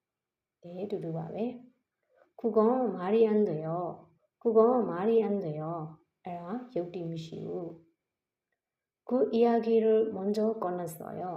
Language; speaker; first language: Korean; non-native, fluent; Burmese